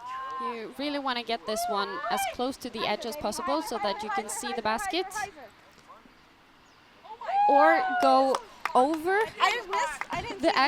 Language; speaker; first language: English; non-native, fluent; Norwegian